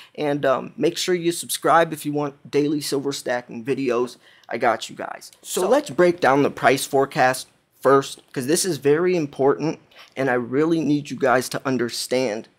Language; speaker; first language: English; native; English